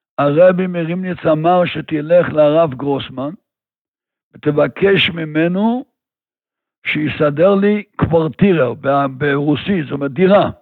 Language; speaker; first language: Hebrew; native; Hebrew